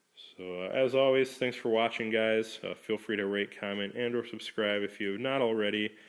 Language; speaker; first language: English; native; English